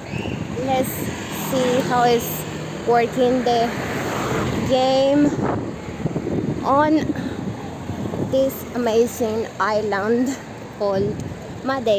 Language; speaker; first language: English; non-native, learner; Spanish